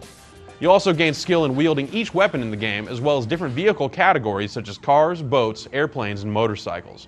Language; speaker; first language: English; native; English